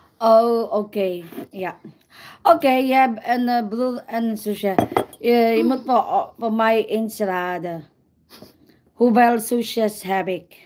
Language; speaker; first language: Dutch; non-native, fluent; Filipino